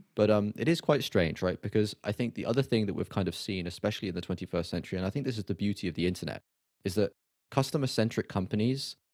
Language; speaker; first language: English; native; English